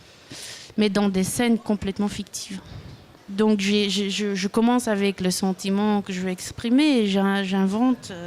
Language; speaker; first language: French; non-native, local second language; Dutch